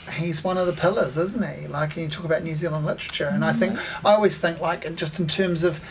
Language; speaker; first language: English; native; English